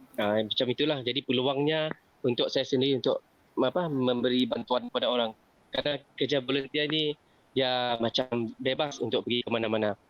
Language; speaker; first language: Malay; native; Malay